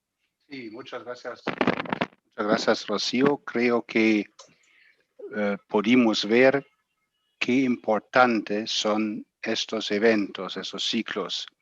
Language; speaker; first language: Spanish; non-native, fluent; German